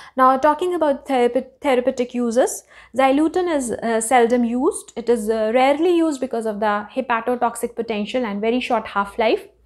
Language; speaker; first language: English; non-native, local second language; Hindi